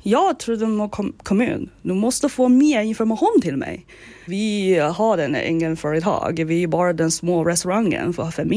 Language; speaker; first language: Swedish; non-native, learner; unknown